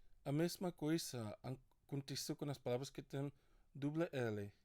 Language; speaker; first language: Portuguese; non-native, learner; English